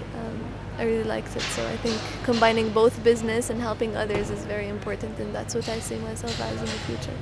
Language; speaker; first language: English; non-native, fluent; Arabic